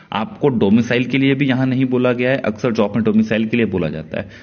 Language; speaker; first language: Hindi; non-native, local second language; Marathi